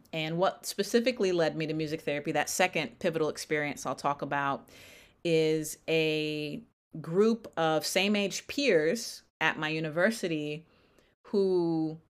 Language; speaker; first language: English; native; English